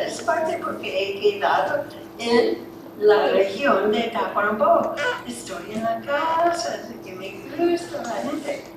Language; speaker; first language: Spanish; non-native, fluent; English